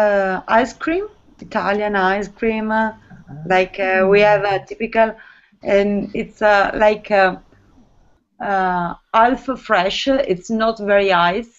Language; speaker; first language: English; non-native, learner; Italian